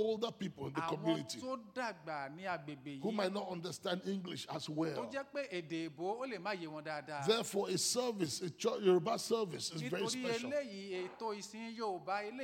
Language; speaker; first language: English; non-native, local second language; Igbo